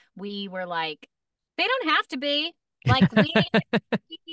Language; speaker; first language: English; native; English